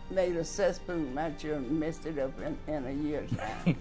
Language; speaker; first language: English; native; English